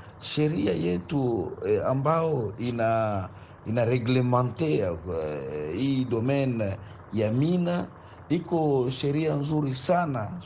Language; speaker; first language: Swahili; native; Swahili